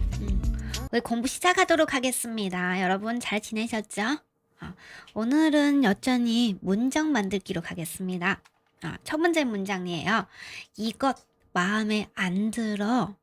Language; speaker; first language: Korean; non-native, fluent; Chinese